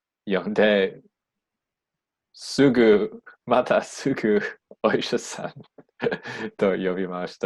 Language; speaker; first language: Japanese; non-native, learner; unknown